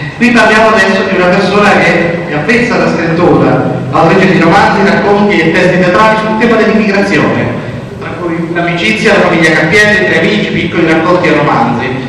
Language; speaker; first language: Italian; native; Italian